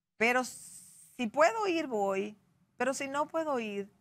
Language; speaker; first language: Spanish; native; Spanish